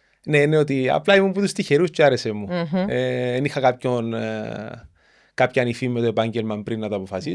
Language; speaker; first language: Greek; native; Greek